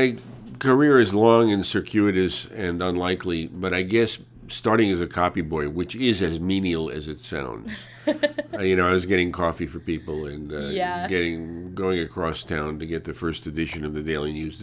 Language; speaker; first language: English; early bilingual, other home language; Hungarian